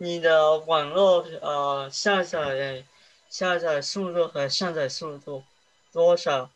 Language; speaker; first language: Chinese; early bilingual, heritage; Chinese